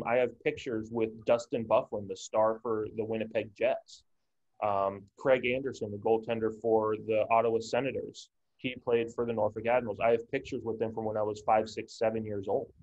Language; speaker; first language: English; native; English